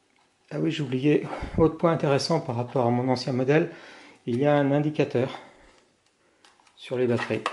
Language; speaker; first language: French; native; French